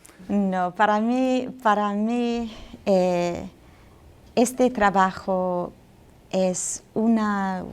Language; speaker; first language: Spanish; non-native, fluent; English